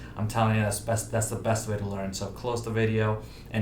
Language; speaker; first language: English; native; English